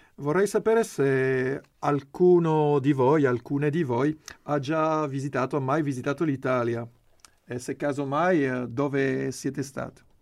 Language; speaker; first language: Italian; native; Italian